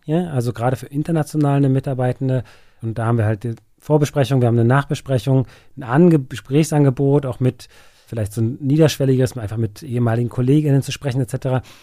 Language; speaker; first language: German; native; German